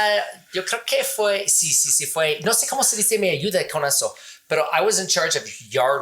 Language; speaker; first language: Spanish; non-native, learner; English